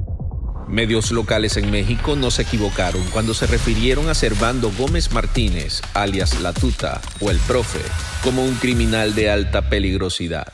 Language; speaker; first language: Spanish; native; Spanish